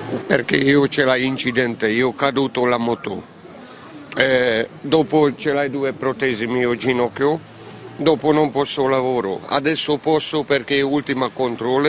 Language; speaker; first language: Italian; non-native, learner; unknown